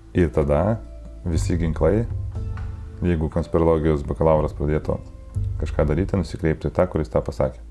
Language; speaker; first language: Lithuanian; non-native, local second language; Polish